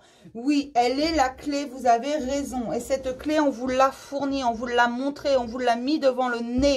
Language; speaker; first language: French; native; French